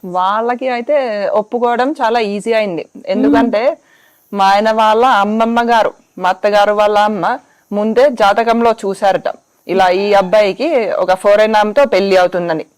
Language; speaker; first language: Telugu; non-native, fluent; Finnish